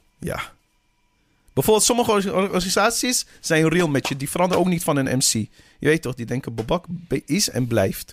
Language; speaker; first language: Dutch; early bilingual, other home language; Persian